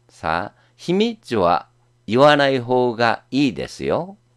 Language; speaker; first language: Japanese; non-native, fluent; Korean